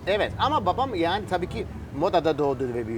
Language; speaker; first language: Turkish; early bilingual, heritage; Turkish